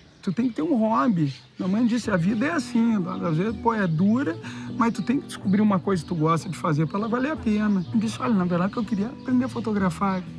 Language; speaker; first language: Portuguese; native; Portuguese